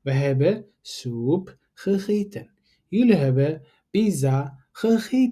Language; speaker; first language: Dutch; non-native, learner; Tigrinya